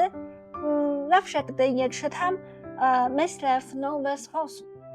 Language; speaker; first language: Polish; non-native, fluent; Chinese